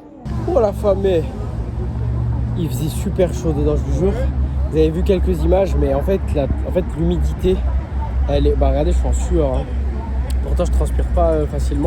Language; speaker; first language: French; native; French